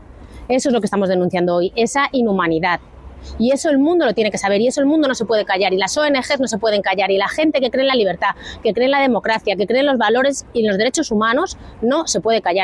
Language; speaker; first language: Spanish; native; Spanish